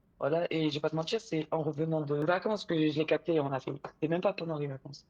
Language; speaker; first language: French; early bilingual, other home language; Arabic